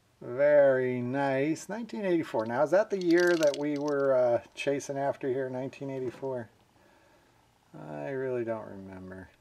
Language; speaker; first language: English; native; English